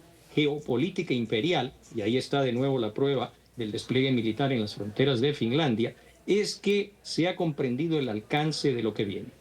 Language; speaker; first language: Spanish; native; Spanish